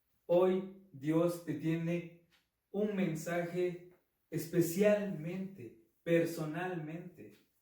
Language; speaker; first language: Spanish; native; Spanish